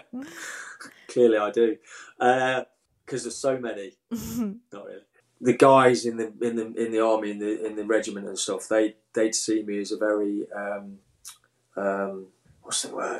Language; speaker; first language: English; native; English